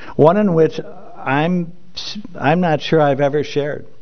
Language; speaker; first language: English; native; English